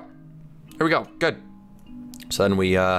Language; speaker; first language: English; native; English